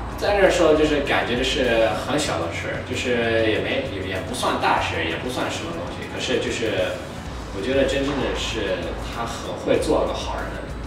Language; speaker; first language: Chinese; non-native, learner; English